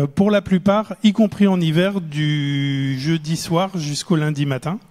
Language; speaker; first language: French; native; French